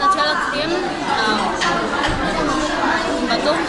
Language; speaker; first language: Russian; non-native, fluent; Chinese